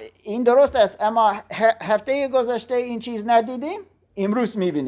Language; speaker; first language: Persian; non-native, learner; German